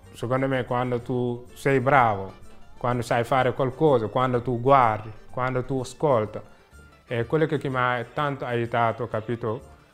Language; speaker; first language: Italian; non-native, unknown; Wolof